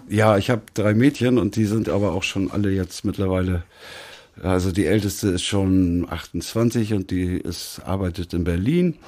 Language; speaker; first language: German; native; German